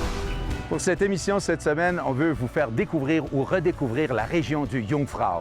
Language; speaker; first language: French; native; French